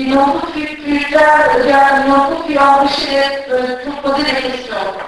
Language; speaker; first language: French; non-native, fluent; Turkish